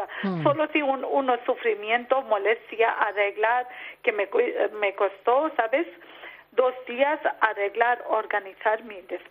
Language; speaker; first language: Spanish; non-native, learner; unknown